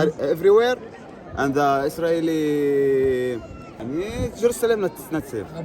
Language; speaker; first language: English; non-native, learner; Arabic